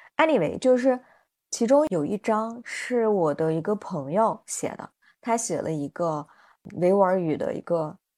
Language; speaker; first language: Chinese; non-native, local second language; Uyghur